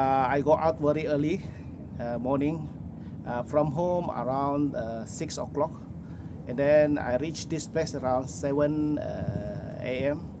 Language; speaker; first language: English; non-native, local second language; Malay